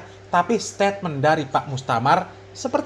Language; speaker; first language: Indonesian; native; Indonesian